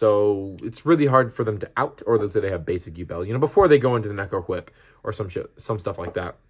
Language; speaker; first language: English; native; English